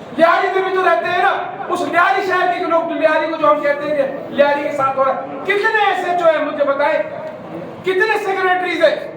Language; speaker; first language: Urdu; native; Urdu